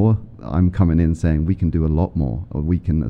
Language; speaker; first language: English; native; English